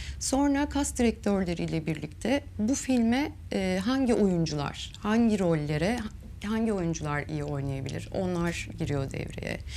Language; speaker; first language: Turkish; native; Turkish